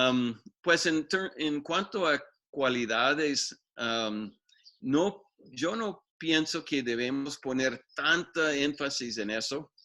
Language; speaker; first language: Spanish; non-native, fluent; English